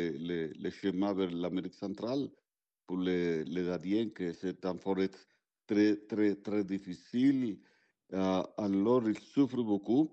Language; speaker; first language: French; non-native, fluent; Spanish